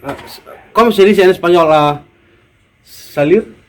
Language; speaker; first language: Spanish; non-native, learner; Indonesian